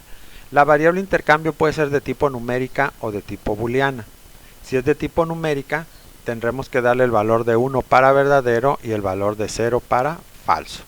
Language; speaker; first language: Spanish; native; Spanish